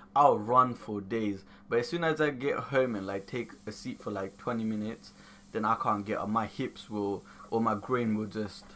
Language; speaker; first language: English; early bilingual, other home language; Nepali